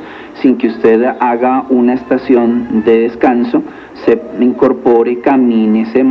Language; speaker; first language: Spanish; native; Spanish